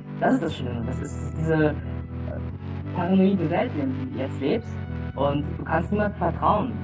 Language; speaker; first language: German; non-native, fluent; Russian